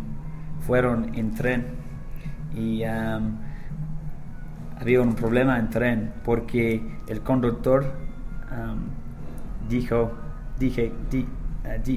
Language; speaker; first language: Spanish; non-native, learner; English